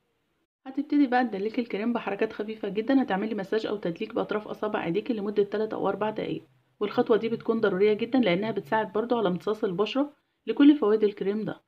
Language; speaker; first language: Arabic; native; Arabic